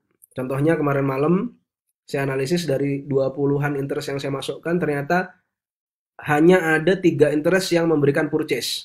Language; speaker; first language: Indonesian; native; Indonesian